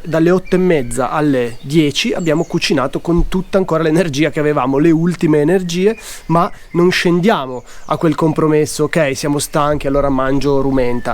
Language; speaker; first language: Italian; native; Italian